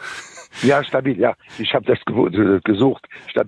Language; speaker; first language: German; non-native, learner; French